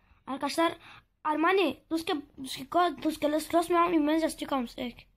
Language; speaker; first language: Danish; early bilingual, other home language; Turkish